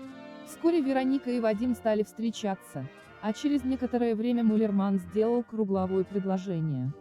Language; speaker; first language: Russian; native; Russian